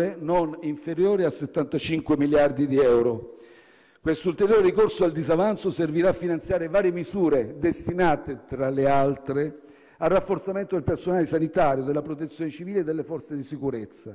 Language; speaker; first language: Italian; native; Italian